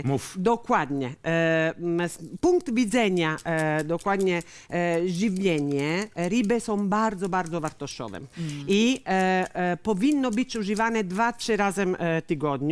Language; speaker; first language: Polish; non-native, learner; Italian